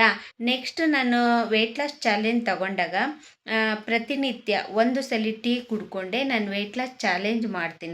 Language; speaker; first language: Kannada; native; Kannada